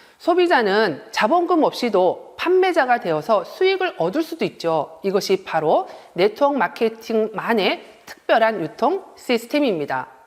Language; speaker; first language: Korean; native; Korean